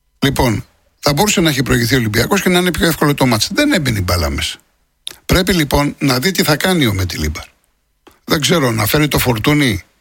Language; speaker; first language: Greek; native; Greek